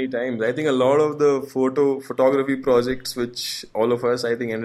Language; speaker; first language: English; non-native, local second language; Gujarati